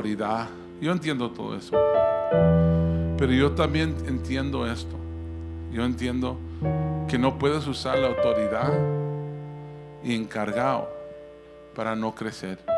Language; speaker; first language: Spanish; early bilingual, heritage; Spanish